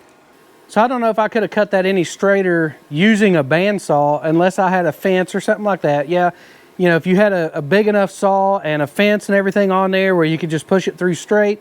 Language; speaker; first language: English; native; English